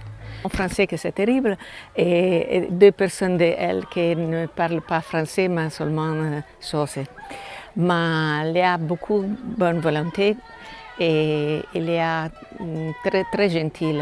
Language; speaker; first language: French; non-native, learner; Italian